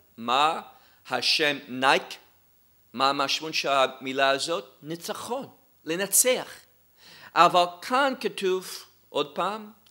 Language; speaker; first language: Hebrew; non-native, fluent; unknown